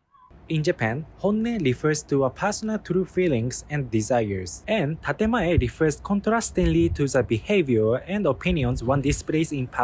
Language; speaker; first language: English; non-native, fluent; Japanese